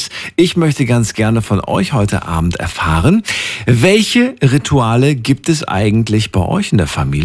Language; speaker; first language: German; native; German